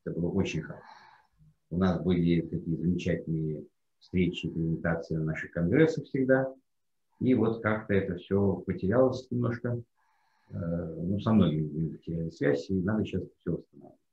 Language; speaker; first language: Russian; non-native, fluent; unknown